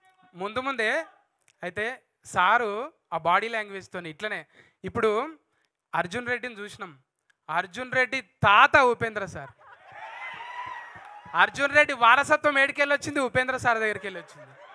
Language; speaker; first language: Telugu; native; Telugu